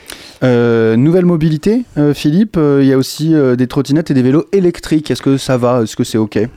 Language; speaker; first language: French; native; French